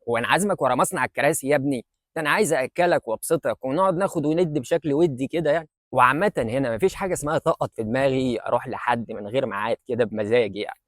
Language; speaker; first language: Egyptian Arabic; non-native, fluent; Russian